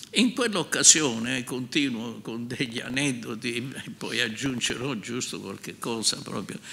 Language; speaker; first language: Italian; native; Italian